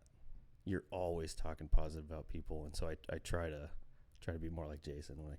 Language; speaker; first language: English; native; English